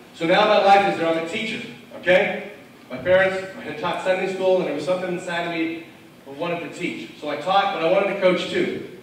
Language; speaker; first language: English; native; English